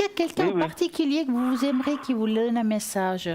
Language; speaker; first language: French; native; French